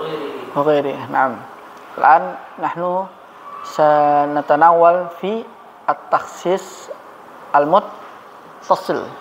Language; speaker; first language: Arabic; non-native, fluent; Indonesian